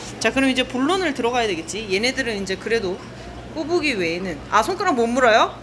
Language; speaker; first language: Korean; native; Korean